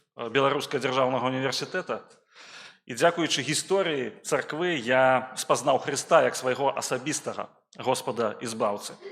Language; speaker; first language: Belarusian; native; Belarusian